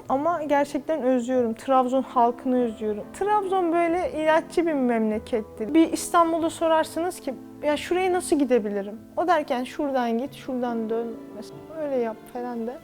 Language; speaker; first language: Turkish; native; Turkish